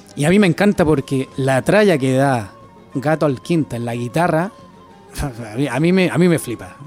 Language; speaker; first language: Spanish; native; Spanish